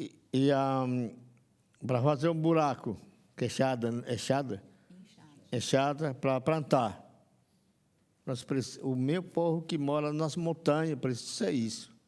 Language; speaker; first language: Portuguese; non-native, local second language; Yanomámi